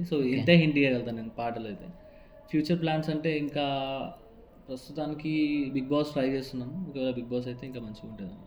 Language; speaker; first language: Telugu; non-native, local second language; Urdu